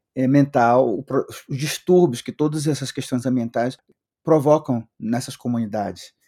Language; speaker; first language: Portuguese; native; Portuguese